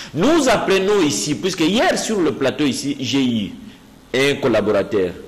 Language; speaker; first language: French; non-native, local second language; Luba-Lulua